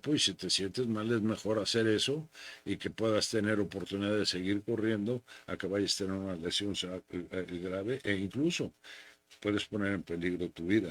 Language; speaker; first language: Spanish; native; Spanish